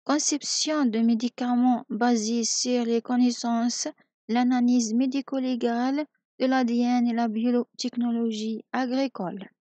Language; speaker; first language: French; non-native, local second language; Arabic